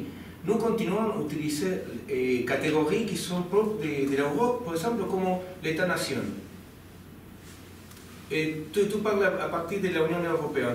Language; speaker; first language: French; non-native, learner; Spanish